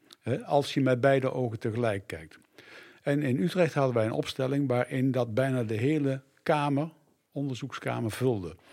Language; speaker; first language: Dutch; native; Dutch